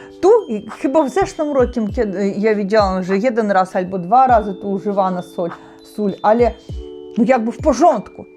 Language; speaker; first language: Polish; non-native, learner; Russian